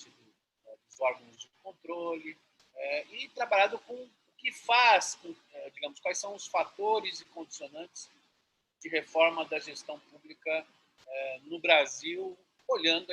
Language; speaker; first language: Portuguese; native; Portuguese